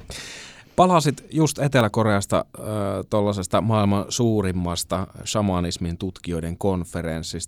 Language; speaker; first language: Finnish; native; Finnish